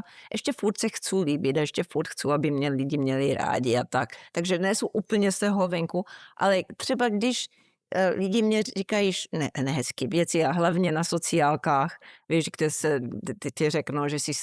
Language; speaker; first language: Czech; early bilingual, heritage; Czech